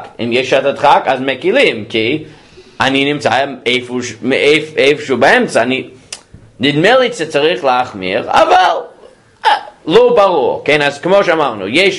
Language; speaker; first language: Hebrew; non-native, fluent; English